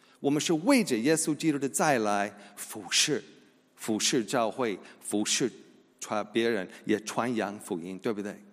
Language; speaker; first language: Chinese; non-native, fluent; English